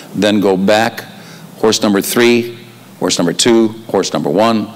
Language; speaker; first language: English; native; English